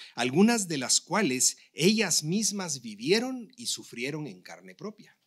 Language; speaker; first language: Spanish; native; Spanish